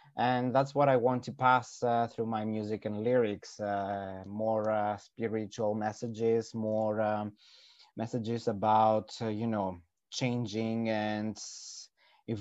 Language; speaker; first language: English; non-native, fluent; Greek